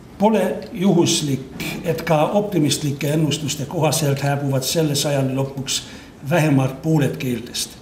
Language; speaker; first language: Estonian; non-native, fluent; Hungarian